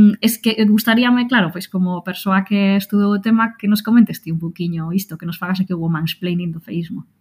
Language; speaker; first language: Galician; non-native, local second language; Spanish